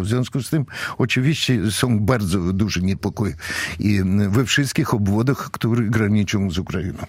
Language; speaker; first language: Polish; non-native, fluent; Russian